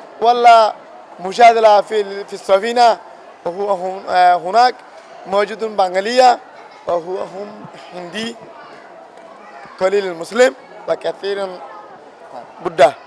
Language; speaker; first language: Arabic; non-native, learner; Rohingya